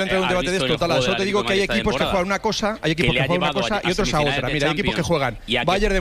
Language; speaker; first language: Spanish; native; Spanish